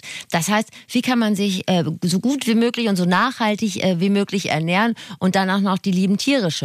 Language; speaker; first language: German; native; German